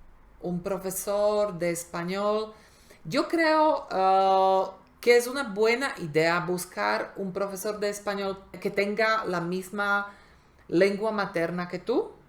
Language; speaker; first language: Spanish; non-native, fluent; Slovak